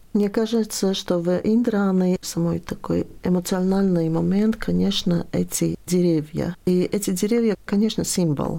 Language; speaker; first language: Russian; non-native, local second language; Latvian